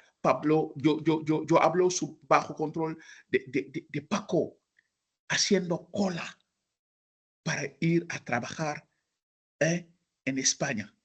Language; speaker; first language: Spanish; non-native, fluent; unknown